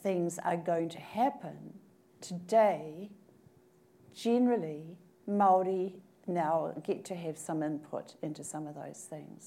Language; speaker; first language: English; native; English